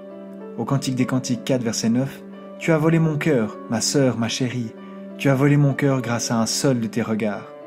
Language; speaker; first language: French; native; French